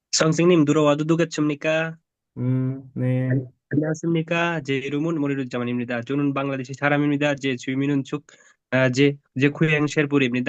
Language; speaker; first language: Korean; non-native, learner; Bangla